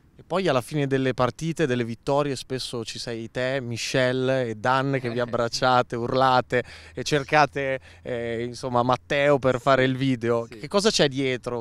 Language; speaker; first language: Italian; native; Italian